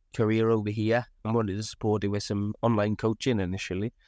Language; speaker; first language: English; native; English